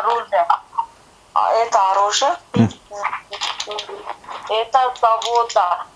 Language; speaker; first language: Russian; non-native, learner; Kazakh